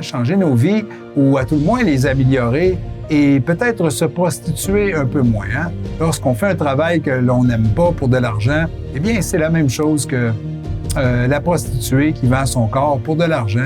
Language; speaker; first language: French; native; French